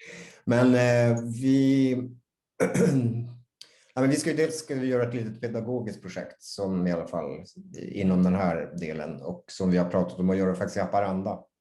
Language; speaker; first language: Swedish; native; Swedish